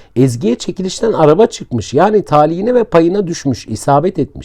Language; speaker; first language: Turkish; native; Turkish